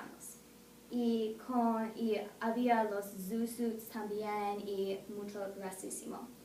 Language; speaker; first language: Spanish; non-native, learner; English